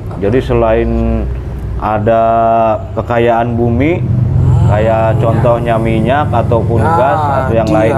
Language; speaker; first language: Indonesian; native; Indonesian